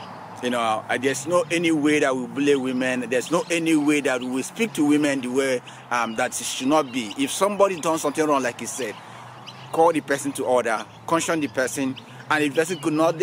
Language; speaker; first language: English; non-native, local second language; Igbo